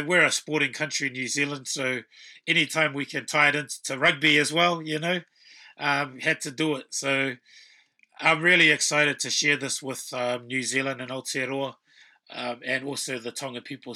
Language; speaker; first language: English; native; English